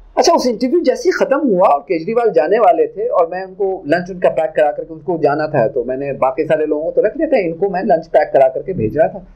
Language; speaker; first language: Hindi; native; Hindi